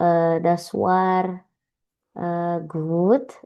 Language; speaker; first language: German; non-native, learner; Indonesian